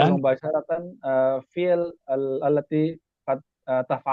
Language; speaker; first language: Arabic; non-native, fluent; Indonesian